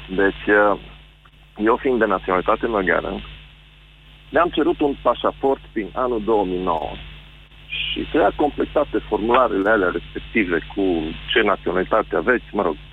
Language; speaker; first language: Romanian; non-native, local second language; Hungarian